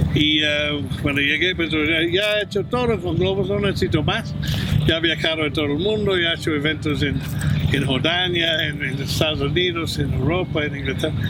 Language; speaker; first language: Spanish; non-native, fluent; English